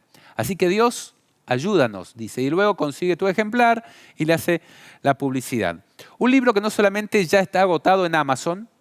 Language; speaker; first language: Spanish; native; Spanish